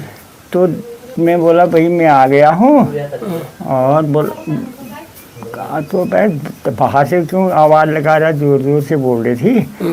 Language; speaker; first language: Hindi; non-native, local second language; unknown